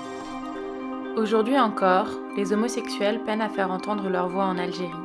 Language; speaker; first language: French; native; French